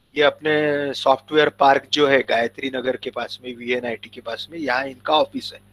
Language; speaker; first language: Hindi; non-native, local second language; Marathi